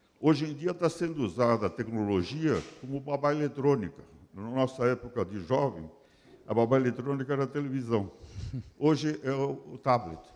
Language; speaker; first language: Portuguese; early bilingual, other home language; Spanish